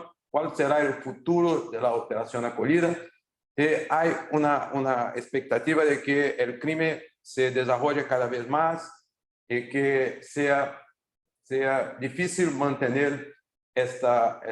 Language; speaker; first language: Spanish; non-native, fluent; Portuguese